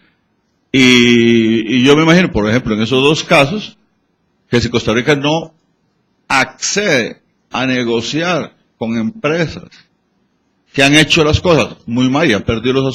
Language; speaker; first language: Spanish; native; Spanish